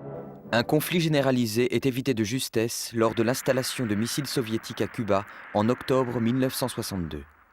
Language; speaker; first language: French; native; French